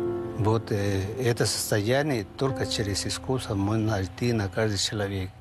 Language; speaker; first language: Russian; non-native, learner; Spanish